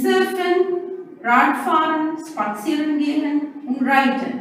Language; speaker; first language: German; non-native, learner; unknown